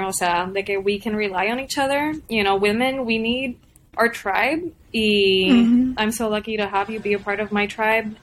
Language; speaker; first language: English; non-native, local second language; Spanish